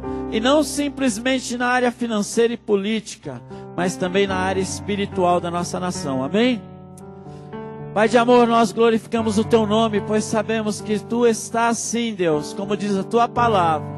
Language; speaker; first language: Portuguese; native; Portuguese